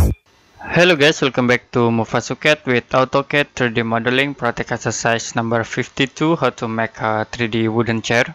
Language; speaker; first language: English; non-native, learner; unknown